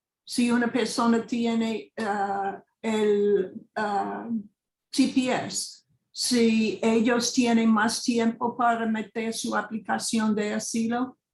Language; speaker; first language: Spanish; non-native, fluent; English